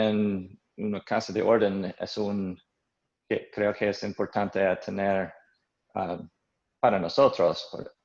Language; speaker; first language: Spanish; non-native, learner; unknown